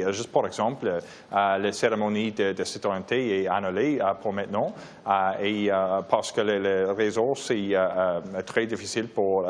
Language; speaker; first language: French; non-native, learner; English